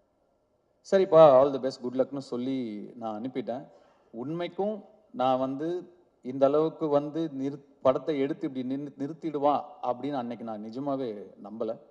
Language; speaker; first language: Tamil; native; Tamil